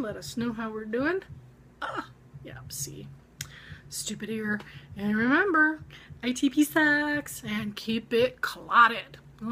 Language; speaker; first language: English; native; English